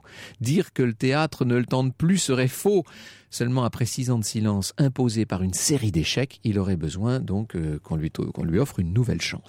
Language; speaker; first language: French; native; French